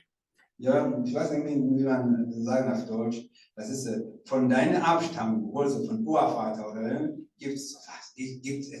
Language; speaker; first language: German; non-native, fluent; Rundi